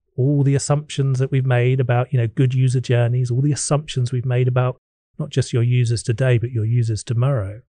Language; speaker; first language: English; native; English